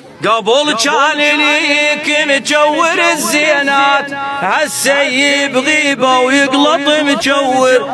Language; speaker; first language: Arabic; native; Arabic